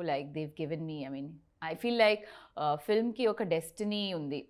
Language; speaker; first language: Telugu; non-native, learner; Tulu